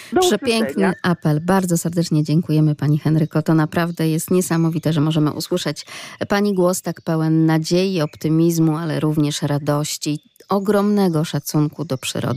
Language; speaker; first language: Polish; native; Polish